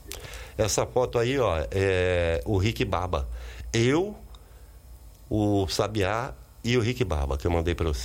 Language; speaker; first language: Portuguese; native; Portuguese